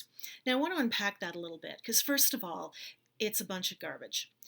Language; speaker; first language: English; native; English